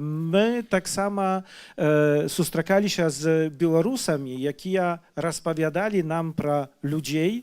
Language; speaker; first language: Polish; non-native, learner; Belarusian